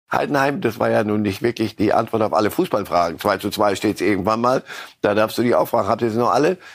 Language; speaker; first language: German; native; German